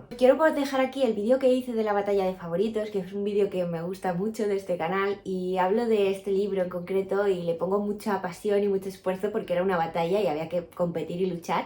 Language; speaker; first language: Spanish; native; Spanish